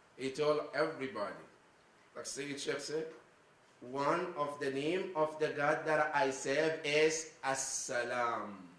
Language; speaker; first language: English; non-native, fluent; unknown